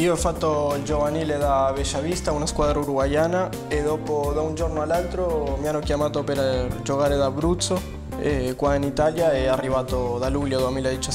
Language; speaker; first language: Italian; non-native, learner; Spanish